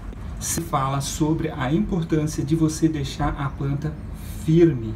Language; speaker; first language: Portuguese; native; Portuguese